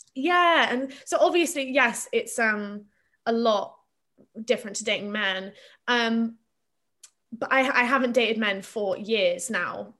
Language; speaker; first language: English; native; English